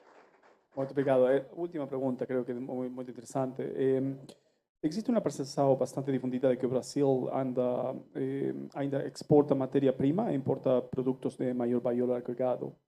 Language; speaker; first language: Portuguese; non-native, fluent; Spanish